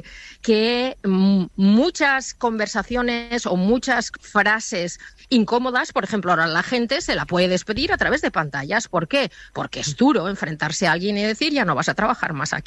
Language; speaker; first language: Spanish; native; Spanish